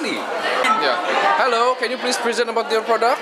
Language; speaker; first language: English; non-native, fluent; Indonesian